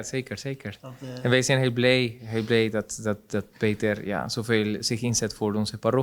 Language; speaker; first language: Dutch; non-native, fluent; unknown